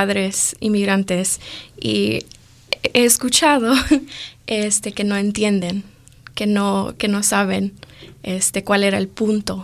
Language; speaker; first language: Spanish; early bilingual, other home language; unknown